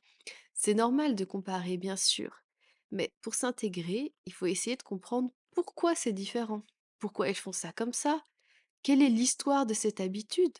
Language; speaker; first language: French; native; French